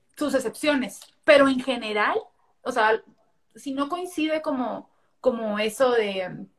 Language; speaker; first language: Spanish; native; Spanish